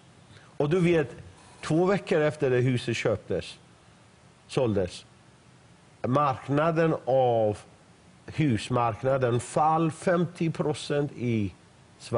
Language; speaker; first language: Swedish; non-native, fluent; Persian